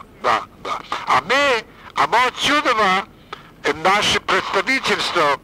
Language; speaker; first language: Russian; non-native, fluent; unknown